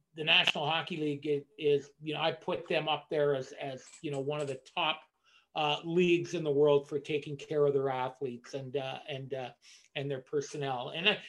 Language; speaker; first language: English; native; English